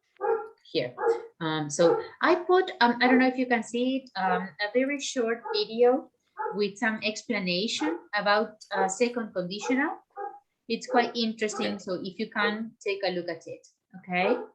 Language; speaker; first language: English; non-native, fluent; Spanish